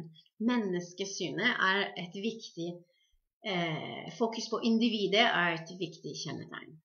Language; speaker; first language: Norwegian; non-native, fluent; Italian